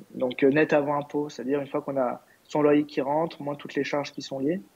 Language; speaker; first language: French; native; French